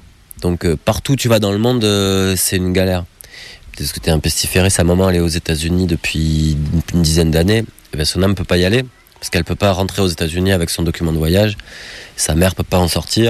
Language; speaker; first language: French; native; French